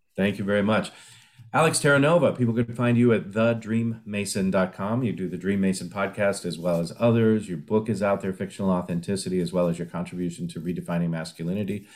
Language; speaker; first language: English; native; English